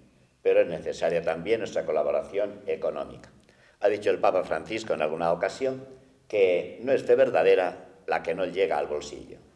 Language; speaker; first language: Spanish; native; Spanish